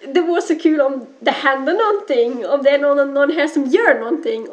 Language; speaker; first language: Swedish; non-native, fluent; Dutch